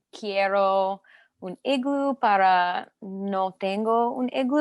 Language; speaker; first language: Spanish; non-native, learner; English